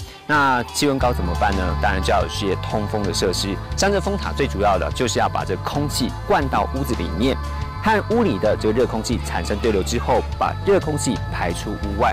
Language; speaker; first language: Chinese; native; Chinese